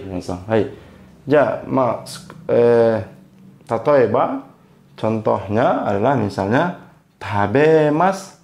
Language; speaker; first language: Japanese; non-native, learner; Indonesian